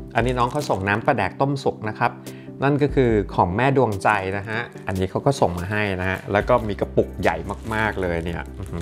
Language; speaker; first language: Thai; native; Thai